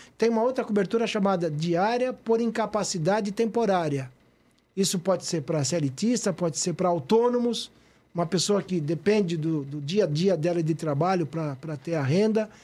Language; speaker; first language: Portuguese; native; Portuguese